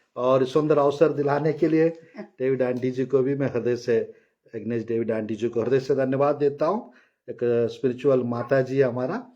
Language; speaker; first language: Hindi; non-native, local second language; Telugu